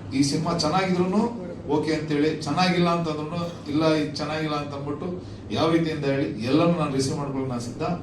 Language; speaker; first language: Kannada; native; Kannada